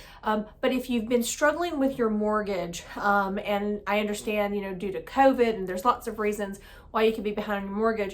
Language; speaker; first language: English; native; English